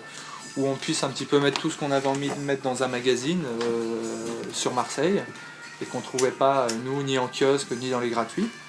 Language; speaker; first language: French; native; French